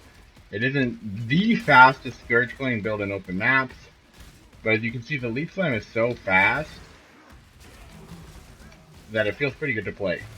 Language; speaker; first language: English; native; English